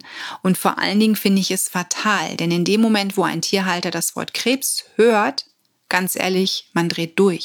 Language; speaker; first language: German; native; German